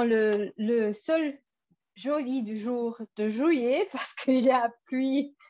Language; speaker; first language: French; non-native, fluent; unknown